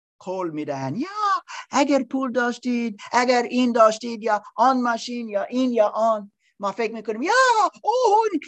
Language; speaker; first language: Persian; non-native, learner; English